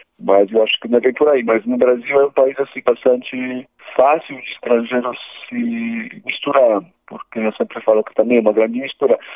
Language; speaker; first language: Portuguese; non-native, fluent; Polish